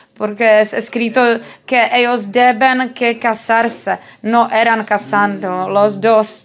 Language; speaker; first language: Spanish; non-native, learner; Czech